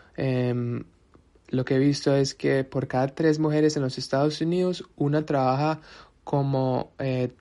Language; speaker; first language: Spanish; early bilingual, heritage; Spanish